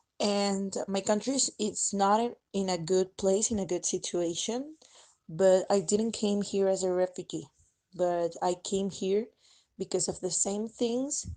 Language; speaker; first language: English; non-native, fluent; Spanish